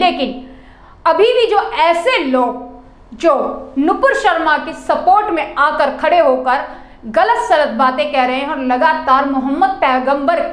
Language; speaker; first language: Hindi; native; Hindi